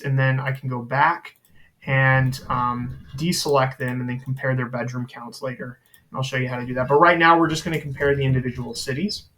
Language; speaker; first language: English; native; English